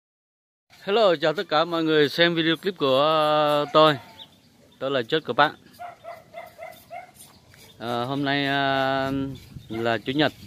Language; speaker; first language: Vietnamese; non-native, local second language; Jarai